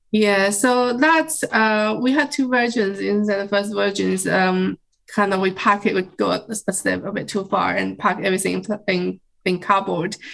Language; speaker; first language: English; non-native, fluent; Chinese